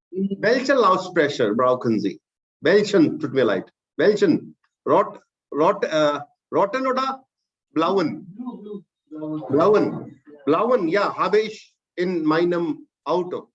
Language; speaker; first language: German; non-native, fluent; Hindi